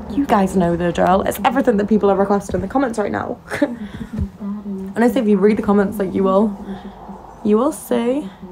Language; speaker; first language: English; native; English